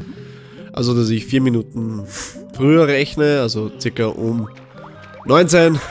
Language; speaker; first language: German; native; German